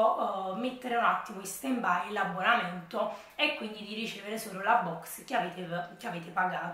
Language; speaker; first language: Italian; native; Italian